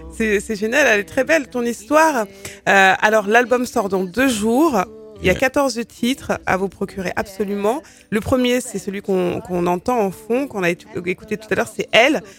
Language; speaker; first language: French; native; French